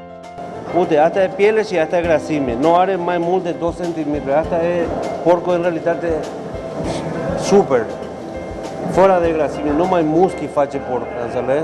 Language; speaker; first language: Romanian; non-native, learner; Spanish